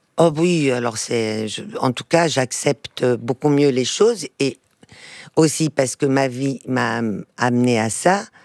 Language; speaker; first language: French; early bilingual, other home language; Portuguese